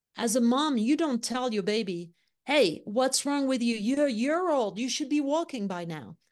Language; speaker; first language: English; non-native, fluent; French